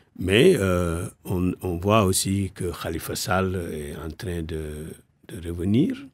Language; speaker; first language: French; non-native, local second language; Wolof